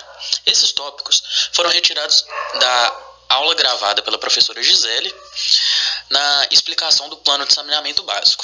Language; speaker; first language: Portuguese; native; Portuguese